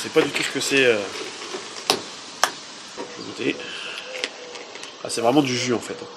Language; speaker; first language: French; native; French